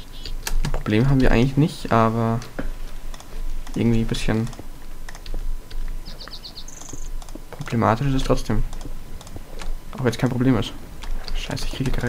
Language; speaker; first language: German; native; German